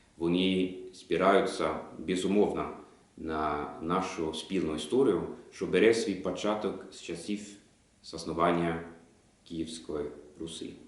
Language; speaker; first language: Ukrainian; non-native, fluent; Swedish